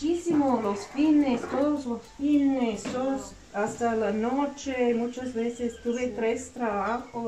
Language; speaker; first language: Spanish; non-native, learner; English